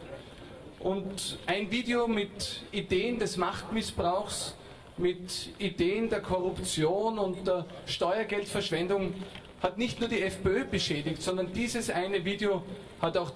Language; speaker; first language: German; native; German